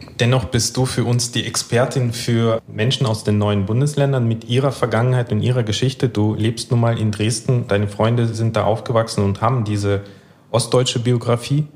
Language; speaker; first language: German; early bilingual, other home language; Russian